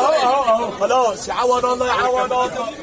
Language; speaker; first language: Arabic; native; Arabic